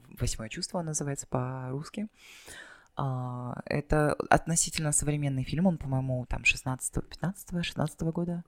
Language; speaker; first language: Russian; native; Russian